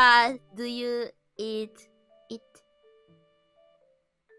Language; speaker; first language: English; non-native, learner; Japanese